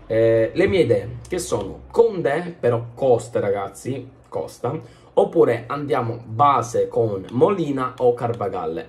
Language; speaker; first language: Italian; native; Italian